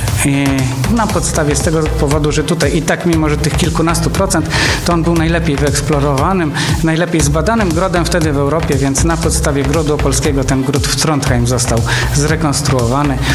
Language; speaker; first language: Polish; native; Polish